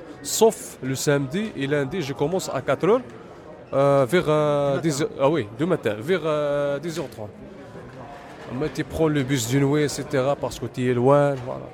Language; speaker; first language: French; non-native, learner; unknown